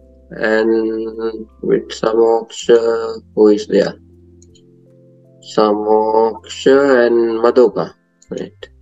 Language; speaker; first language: English; non-native, local second language; Sinhala